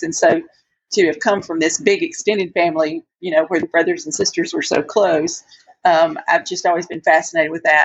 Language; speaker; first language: English; native; English